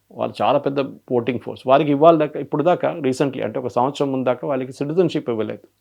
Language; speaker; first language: Telugu; non-native, local second language; Malayalam